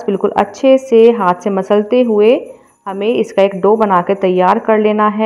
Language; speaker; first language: Hindi; native; Hindi